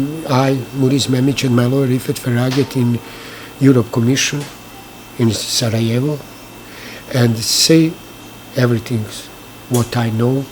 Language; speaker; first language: English; non-native, learner; Bosnian